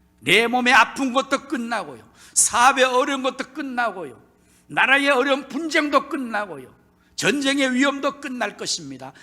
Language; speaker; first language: Korean; native; Korean